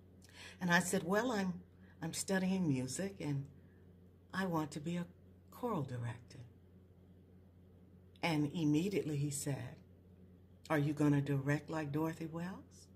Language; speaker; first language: English; native; English